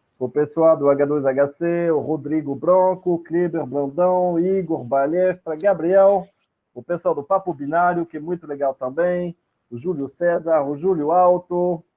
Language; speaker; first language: Portuguese; non-native, fluent; French